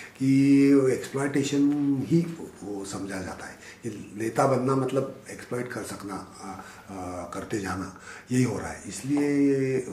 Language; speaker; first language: Hindi; non-native, local second language; Marathi